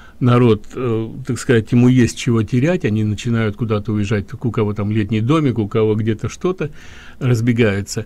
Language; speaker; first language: Russian; native; Russian